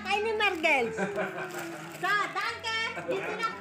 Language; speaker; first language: German; non-native, learner; Filipino